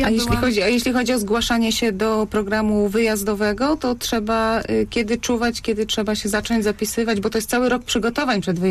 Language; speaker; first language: Polish; native; Polish